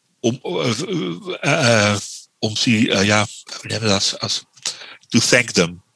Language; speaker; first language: German; non-native, learner; Dutch